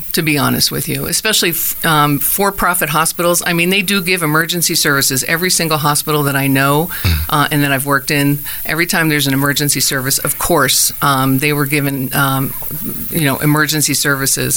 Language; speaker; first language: English; native; English